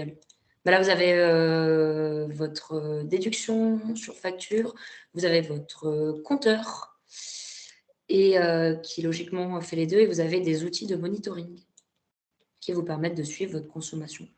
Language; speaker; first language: French; native; French